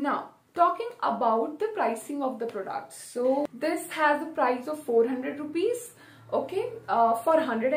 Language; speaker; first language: English; non-native, local second language; Hindi